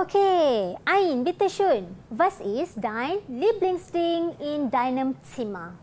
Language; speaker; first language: German; non-native, fluent; Malay